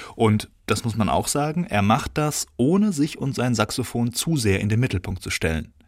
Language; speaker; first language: German; native; German